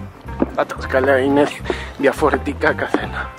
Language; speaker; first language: Greek; non-native, learner; Spanish